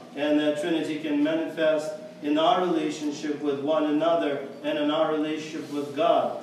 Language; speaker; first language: English; non-native, fluent; Russian